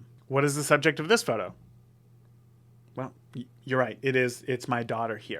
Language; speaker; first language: English; native; English